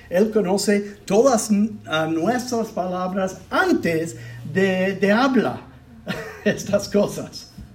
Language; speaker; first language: Spanish; non-native, learner; English